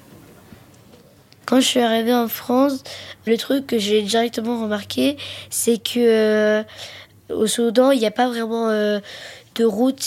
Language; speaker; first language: French; early bilingual, other home language; Arabic